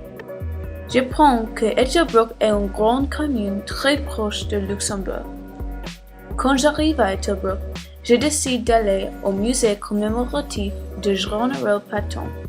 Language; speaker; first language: French; non-native, learner; English